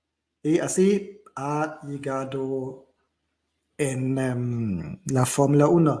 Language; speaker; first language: Spanish; non-native, fluent; German